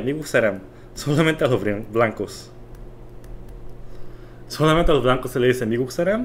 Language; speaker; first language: Spanish; non-native, fluent; Korean